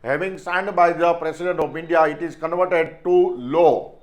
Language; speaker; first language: English; non-native, local second language; Gujarati